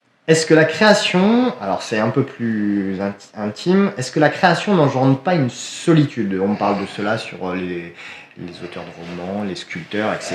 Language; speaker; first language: French; native; French